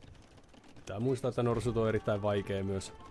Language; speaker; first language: Finnish; native; Finnish